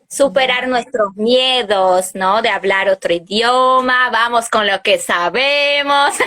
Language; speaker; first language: Spanish; early bilingual, heritage; Spanish